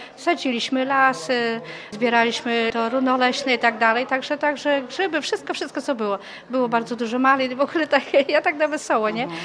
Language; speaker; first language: Polish; non-native, local second language; Ukrainian